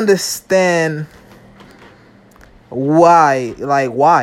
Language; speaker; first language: English; native; English